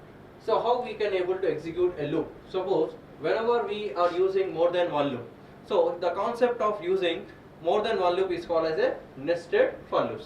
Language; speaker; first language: English; non-native, local second language; Telugu